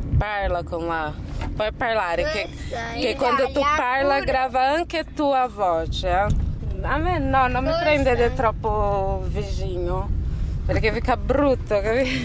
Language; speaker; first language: Italian; non-native, learner; Portuguese